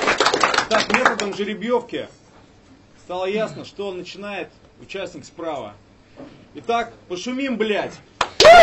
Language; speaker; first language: Russian; native; Russian